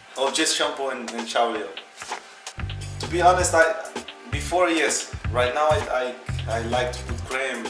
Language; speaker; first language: English; non-native, learner; Portuguese